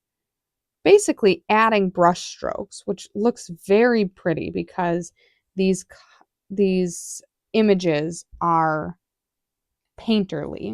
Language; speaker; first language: English; native; English